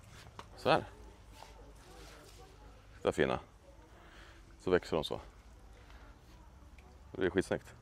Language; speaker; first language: Swedish; native; Swedish